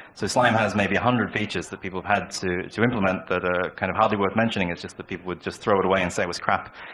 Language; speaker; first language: English; native; English